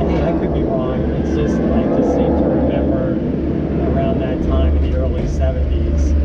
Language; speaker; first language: English; native; English